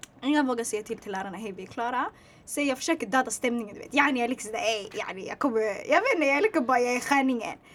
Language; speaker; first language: Swedish; early bilingual, other home language; Tigrinya